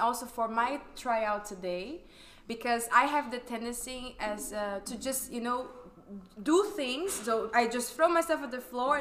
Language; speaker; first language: English; non-native, fluent; Portuguese